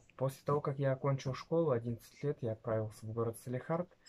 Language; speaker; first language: Russian; non-native, local second language; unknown